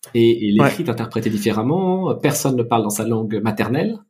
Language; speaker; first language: French; native; French